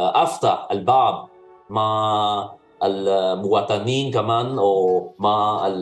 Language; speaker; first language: Arabic; non-native, learner; Cantonese